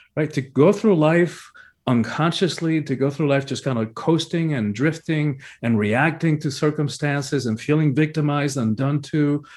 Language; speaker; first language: English; early bilingual, other home language; Spanish